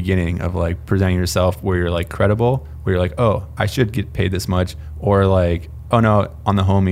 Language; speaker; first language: English; native; English